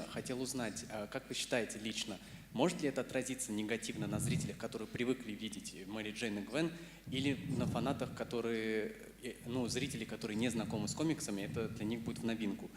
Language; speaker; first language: Russian; native; Russian